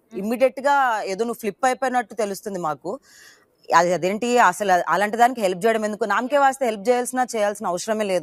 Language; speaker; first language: Telugu; native; Telugu